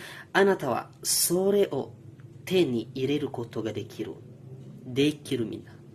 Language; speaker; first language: Japanese; non-native, learner; Indonesian